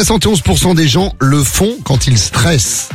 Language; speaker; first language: French; native; French